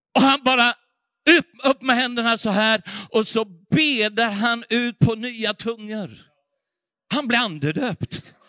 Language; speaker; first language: Swedish; native; Swedish